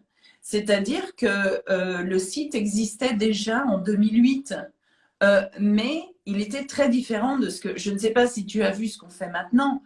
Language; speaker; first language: French; native; French